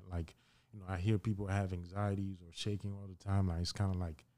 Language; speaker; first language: English; early bilingual, other home language; Haitian Creole